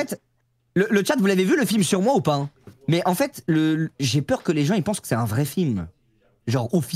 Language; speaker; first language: French; native; French